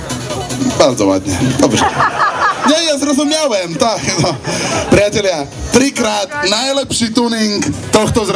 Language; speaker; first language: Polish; non-native, learner; Slovak